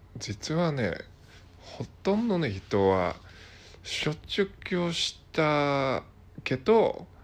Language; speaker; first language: Japanese; non-native, learner; Cantonese